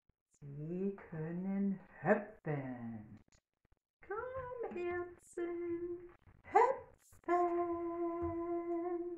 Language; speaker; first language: German; non-native, learner; English